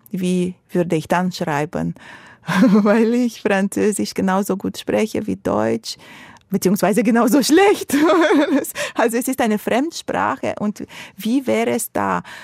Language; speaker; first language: German; non-native, fluent; Romanian